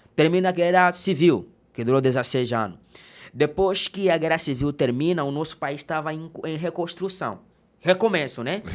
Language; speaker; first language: Portuguese; non-native, local second language; Makhuwa